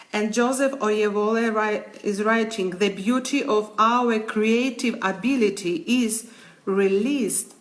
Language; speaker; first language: English; non-native, learner; Ukrainian